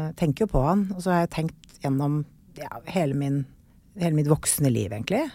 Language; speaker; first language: Norwegian; native; Norwegian